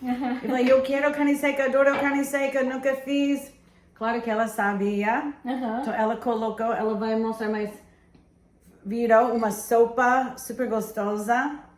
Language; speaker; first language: Portuguese; non-native, fluent; English